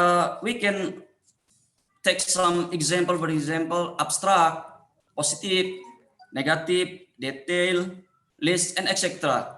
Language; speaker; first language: English; non-native, fluent; Indonesian